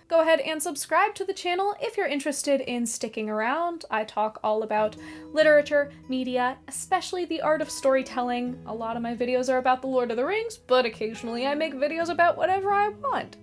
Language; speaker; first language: English; native; English